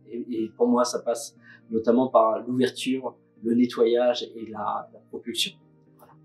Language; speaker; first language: French; native; French